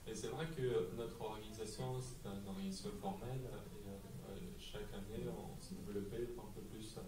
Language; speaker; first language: French; non-native, fluent; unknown